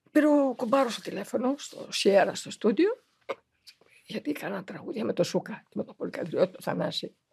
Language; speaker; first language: Greek; early bilingual, heritage; Greek